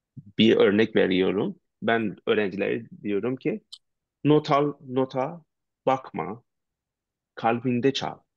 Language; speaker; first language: Turkish; non-native, learner; Persian